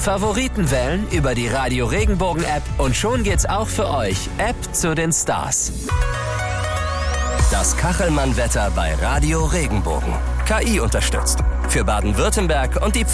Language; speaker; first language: German; native; German